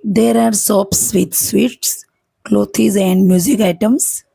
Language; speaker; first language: English; non-native, local second language; Gujarati